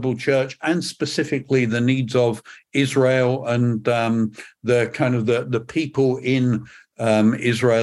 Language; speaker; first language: English; native; English